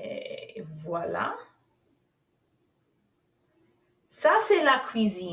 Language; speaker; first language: French; non-native, fluent; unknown